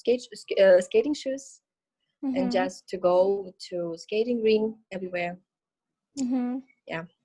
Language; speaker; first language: English; non-native, learner; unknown